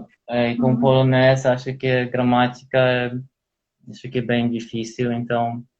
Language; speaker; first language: Portuguese; non-native, learner; Polish